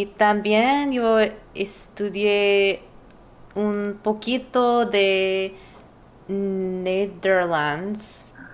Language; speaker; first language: Spanish; non-native, learner; English